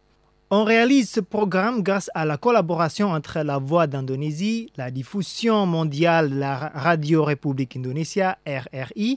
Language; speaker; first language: French; non-native, fluent; Indonesian